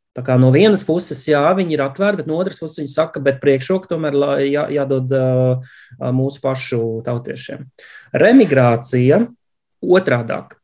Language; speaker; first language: Latvian; native; Latvian